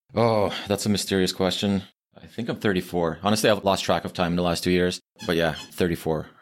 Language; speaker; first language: English; early bilingual, other home language; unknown